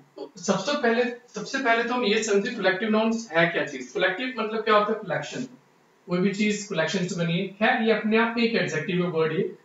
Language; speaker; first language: Hindi; non-native, local second language; Punjabi